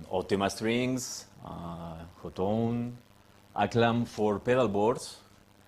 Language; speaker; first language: English; non-native, fluent; Spanish